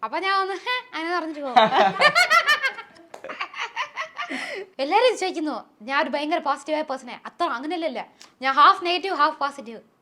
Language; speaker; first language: Malayalam; non-native, local second language; Tamil